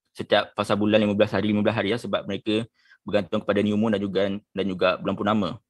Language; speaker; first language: Malay; native; Malay